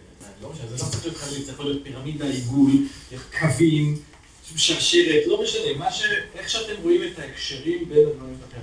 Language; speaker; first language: Hebrew; native; Hebrew